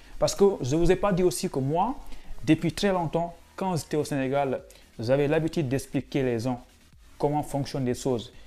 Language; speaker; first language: French; non-native, local second language; Wolof